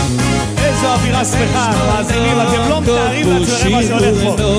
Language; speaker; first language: Hebrew; native; Hebrew